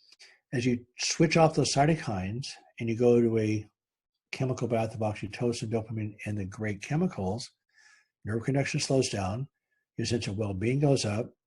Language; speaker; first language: English; native; English